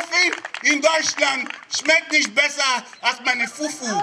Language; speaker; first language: German; non-native, fluent; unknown